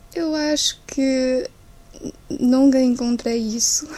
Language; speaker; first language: Portuguese; non-native, fluent; Chinese